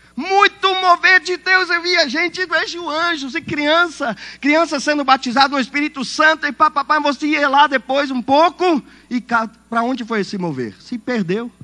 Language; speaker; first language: Portuguese; non-native, fluent; German